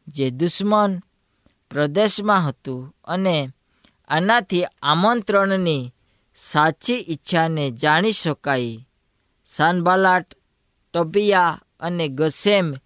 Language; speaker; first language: Gujarati; non-native, local second language; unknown